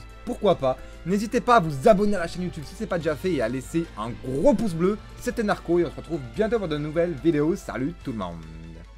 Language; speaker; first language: French; native; French